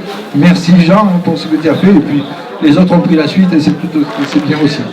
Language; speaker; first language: French; native; French